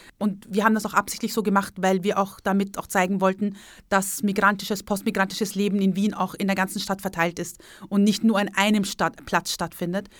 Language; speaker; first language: German; early bilingual, other home language; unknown